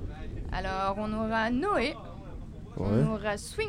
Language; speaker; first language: French; native; French